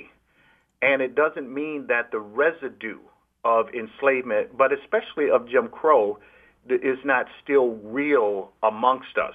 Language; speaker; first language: English; native; English